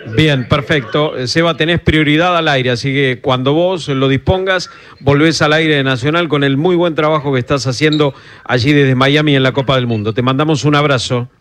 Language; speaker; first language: Spanish; native; Spanish